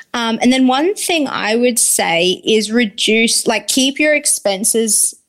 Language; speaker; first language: English; native; English